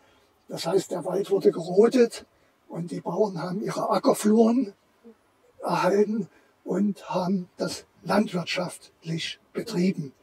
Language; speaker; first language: German; native; German